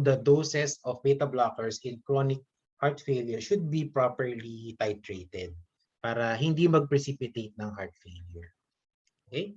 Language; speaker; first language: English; non-native, local second language; Filipino